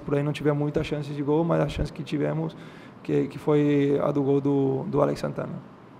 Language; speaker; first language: Portuguese; non-native, fluent; Spanish